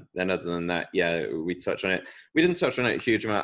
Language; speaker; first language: English; native; English